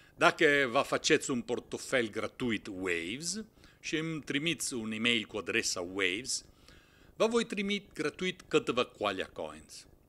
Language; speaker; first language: Romanian; non-native, fluent; Italian